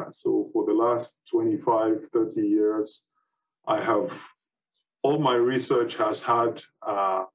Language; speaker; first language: English; non-native, local second language; Yoruba